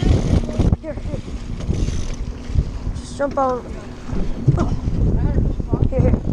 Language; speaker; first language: English; native; English